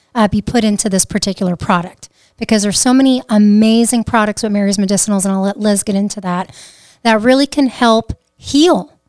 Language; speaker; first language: English; native; English